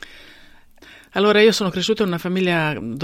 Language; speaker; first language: Italian; non-native, fluent; Bosnian